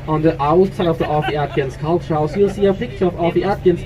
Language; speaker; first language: English; non-native, fluent; Swedish